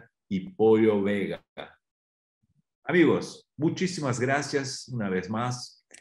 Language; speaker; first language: Spanish; non-native, fluent; Portuguese